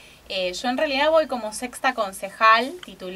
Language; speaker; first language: Spanish; native; Spanish